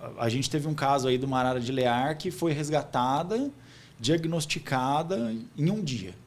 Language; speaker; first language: Portuguese; native; Portuguese